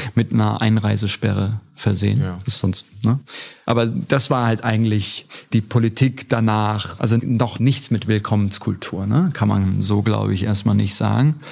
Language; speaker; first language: German; early bilingual, other home language; Turkish